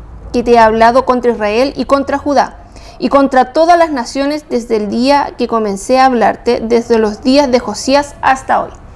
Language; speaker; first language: Spanish; native; Spanish